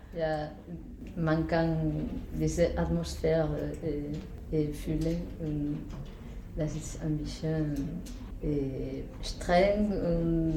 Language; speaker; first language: German; non-native, fluent; Spanish